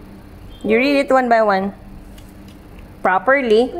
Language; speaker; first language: English; non-native, local second language; Filipino